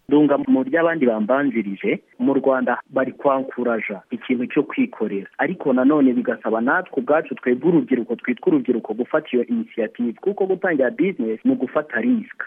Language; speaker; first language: Kinyarwanda; early bilingual, heritage; Kinyarwanda